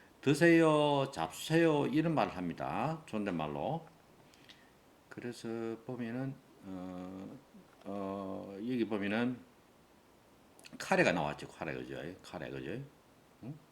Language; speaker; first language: Korean; native; Korean